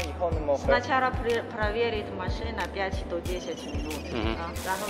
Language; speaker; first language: Russian; non-native, learner; Chinese